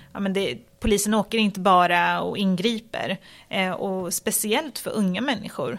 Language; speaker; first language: Swedish; native; Swedish